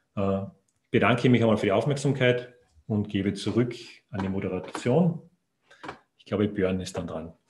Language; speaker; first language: German; native; German